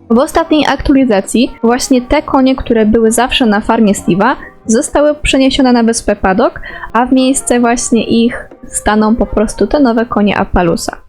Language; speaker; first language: Polish; native; Polish